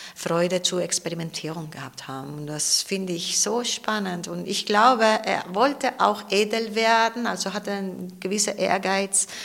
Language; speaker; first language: German; non-native, fluent; Spanish